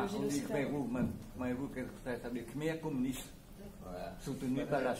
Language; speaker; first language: French; non-native, learner; Khmer